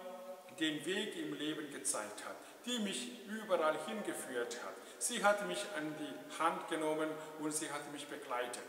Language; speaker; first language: German; non-native, fluent; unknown